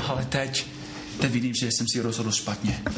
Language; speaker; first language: Czech; non-native, fluent; English